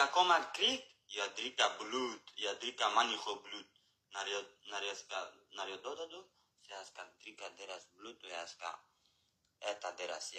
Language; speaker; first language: Swedish; non-native, learner; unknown